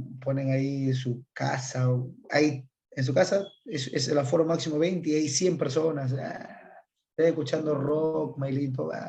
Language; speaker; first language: Spanish; native; Spanish